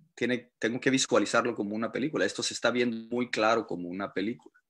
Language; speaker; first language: Spanish; native; Spanish